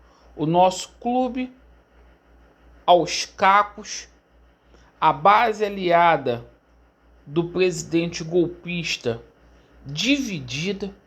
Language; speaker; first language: Portuguese; native; Portuguese